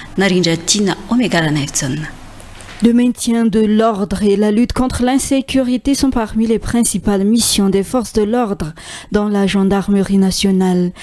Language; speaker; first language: French; non-native, local second language; Malagasy